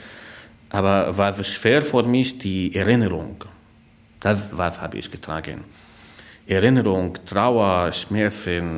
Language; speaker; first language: German; non-native, learner; Arabic